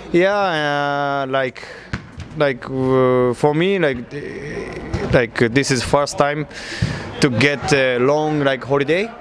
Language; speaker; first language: English; non-native, learner; Japanese